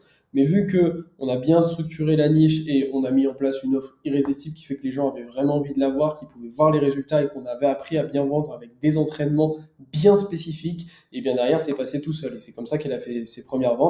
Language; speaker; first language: French; native; French